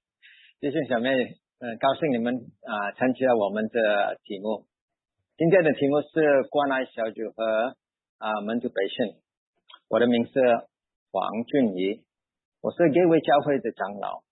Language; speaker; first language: Chinese; early bilingual, heritage; Chinese